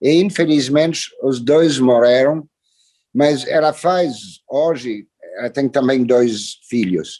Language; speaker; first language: Portuguese; non-native, fluent; French